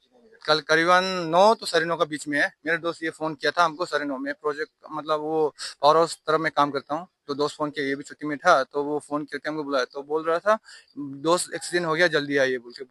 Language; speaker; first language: Hindi; non-native, local second language; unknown